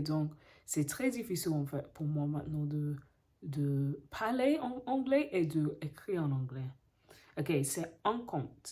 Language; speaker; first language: French; non-native, learner; English